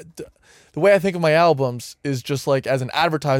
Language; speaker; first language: English; native; English